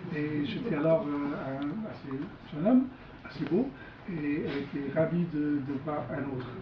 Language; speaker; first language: French; non-native, fluent; English